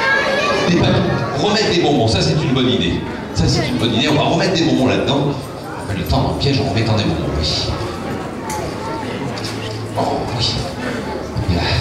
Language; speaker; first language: French; native; French